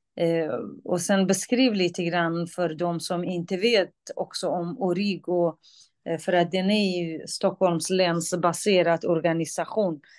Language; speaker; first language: Swedish; non-native, fluent; Kurdish